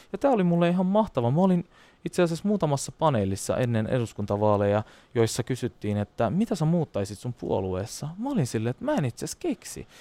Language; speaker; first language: Finnish; non-native, fluent; Turkish